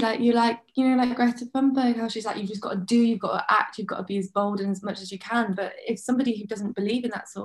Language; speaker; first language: English; native; English